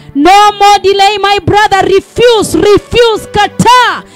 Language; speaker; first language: English; non-native, local second language; Swahili